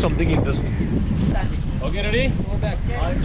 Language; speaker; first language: English; non-native, local second language; Malayalam